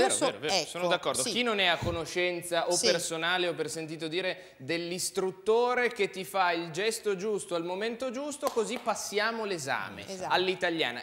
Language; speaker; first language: Italian; native; Italian